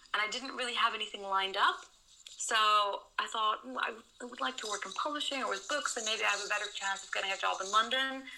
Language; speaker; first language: English; non-native, fluent; Dutch